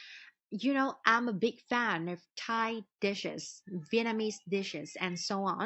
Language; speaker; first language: English; non-native, fluent; Vietnamese